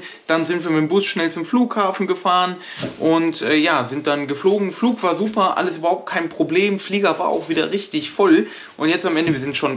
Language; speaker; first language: German; native; German